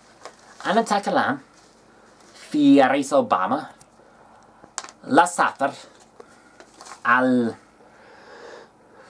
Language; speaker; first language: Arabic; non-native, learner; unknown